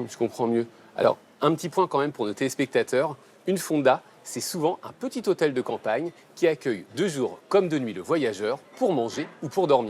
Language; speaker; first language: French; native; French